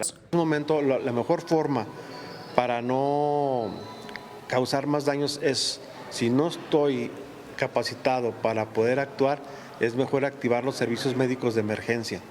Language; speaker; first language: Spanish; native; Spanish